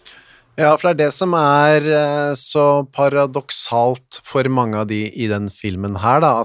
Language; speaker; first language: Norwegian; native; Norwegian